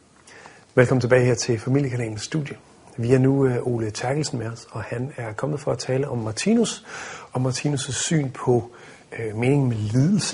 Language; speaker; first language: Danish; native; Danish